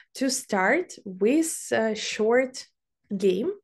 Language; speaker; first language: English; non-native, fluent; Ukrainian